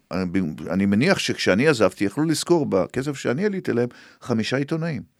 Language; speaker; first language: Hebrew; native; Hebrew